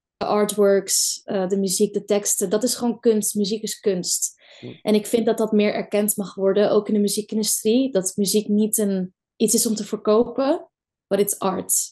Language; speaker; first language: Dutch; early bilingual, other home language; Kurdish